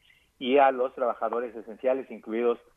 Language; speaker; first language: Spanish; native; Spanish